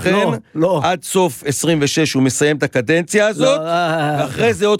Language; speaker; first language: Hebrew; native; Hebrew